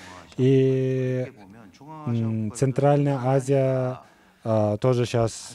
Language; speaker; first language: Russian; non-native, fluent; Korean